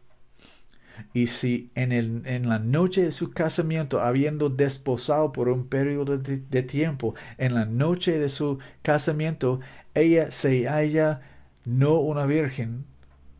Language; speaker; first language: Spanish; non-native, learner; English